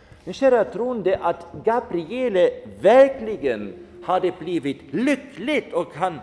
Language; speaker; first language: Swedish; non-native, fluent; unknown